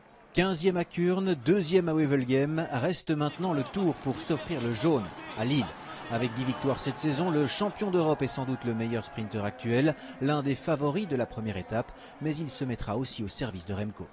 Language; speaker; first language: French; native; French